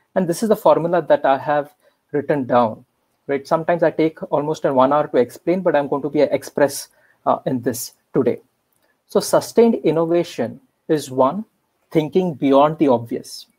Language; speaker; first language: English; non-native, local second language; Marathi